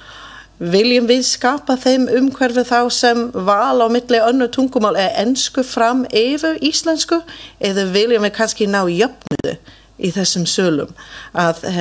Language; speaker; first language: Icelandic; non-native, fluent; English